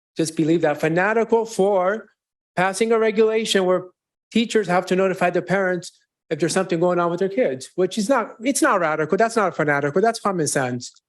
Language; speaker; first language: English; non-native, fluent; Romanian